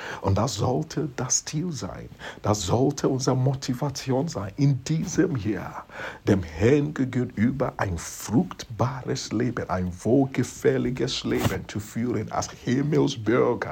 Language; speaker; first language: German; non-native, fluent; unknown